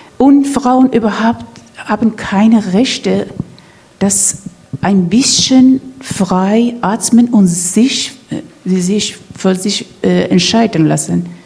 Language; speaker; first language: German; non-native, learner; Persian